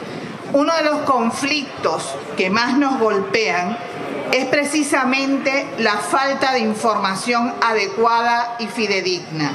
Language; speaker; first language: Spanish; native; Spanish